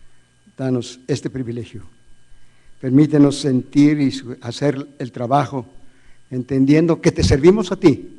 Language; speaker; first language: Spanish; native; Spanish